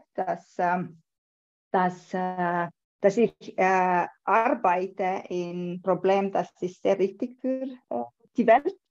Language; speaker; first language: German; non-native, learner; Estonian